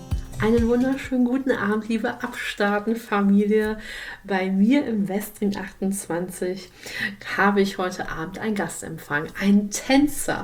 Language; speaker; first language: German; native; German